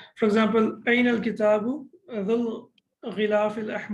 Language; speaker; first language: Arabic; non-native, fluent; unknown